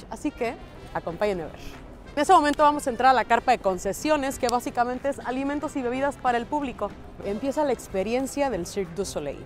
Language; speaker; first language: Spanish; native; Spanish